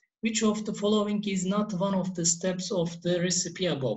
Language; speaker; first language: English; non-native, fluent; Turkish